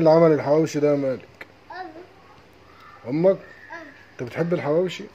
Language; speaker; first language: Arabic; native; Arabic